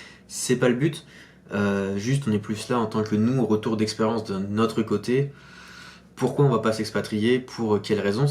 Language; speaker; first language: French; native; French